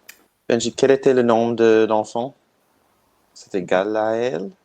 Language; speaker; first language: French; non-native, learner; English